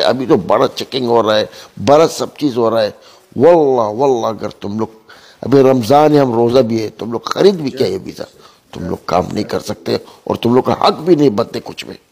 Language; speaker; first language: Hindi; non-native, learner; Arabic